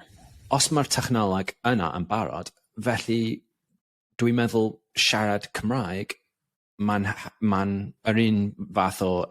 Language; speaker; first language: Welsh; non-native, local second language; English